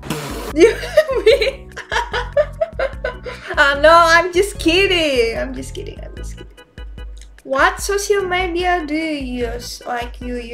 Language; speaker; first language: English; non-native, learner; Indonesian